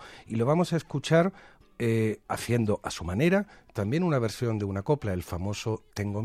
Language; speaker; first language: Spanish; native; Spanish